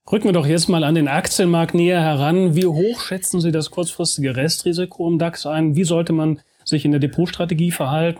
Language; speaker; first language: German; native; German